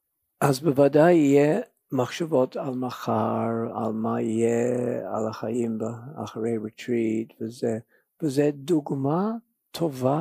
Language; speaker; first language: Hebrew; non-native, fluent; English